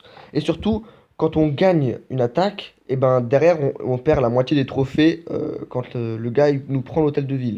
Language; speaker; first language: French; native; French